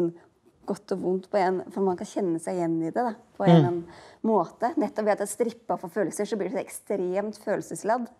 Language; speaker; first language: Norwegian; native; Norwegian